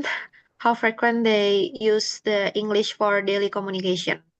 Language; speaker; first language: English; non-native, learner; Indonesian